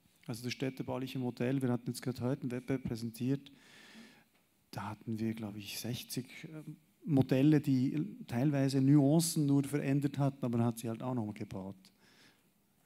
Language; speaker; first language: German; native; German